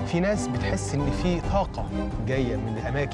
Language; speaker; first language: Arabic; native; Arabic